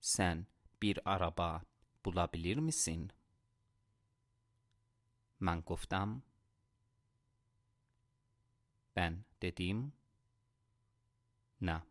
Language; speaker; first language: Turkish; non-native, fluent; Persian